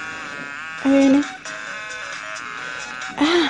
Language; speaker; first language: Spanish; early bilingual, heritage; Spanish